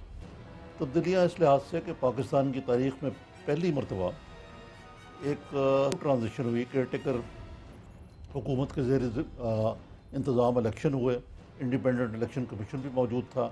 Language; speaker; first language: Urdu; native; Urdu